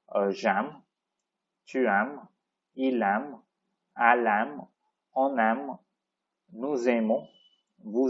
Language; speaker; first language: French; non-native, fluent; Tamil